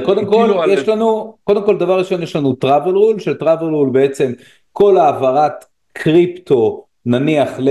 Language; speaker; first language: Hebrew; native; Hebrew